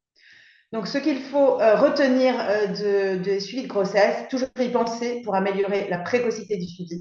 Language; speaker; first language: French; native; French